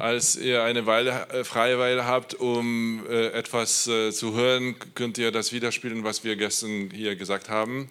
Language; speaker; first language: German; non-native, learner; Polish